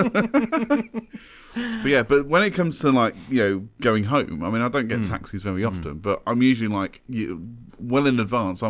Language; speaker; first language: English; native; English